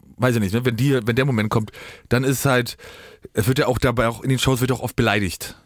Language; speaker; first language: German; native; German